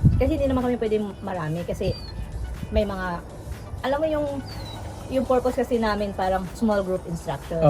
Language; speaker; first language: Filipino; non-native, local second language; Cebuano